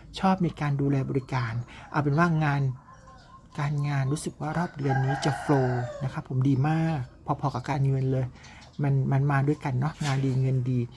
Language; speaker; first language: Thai; native; Thai